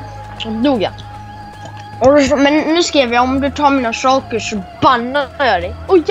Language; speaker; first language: Swedish; native; Swedish